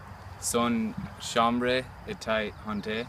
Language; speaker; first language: French; non-native, learner; English